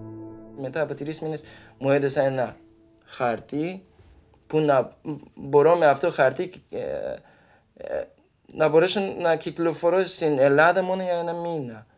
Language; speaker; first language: Greek; non-native, learner; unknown